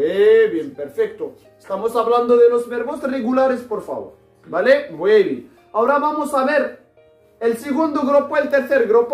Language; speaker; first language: Spanish; non-native, fluent; Arabic